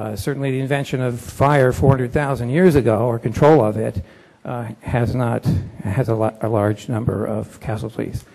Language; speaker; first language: English; native; English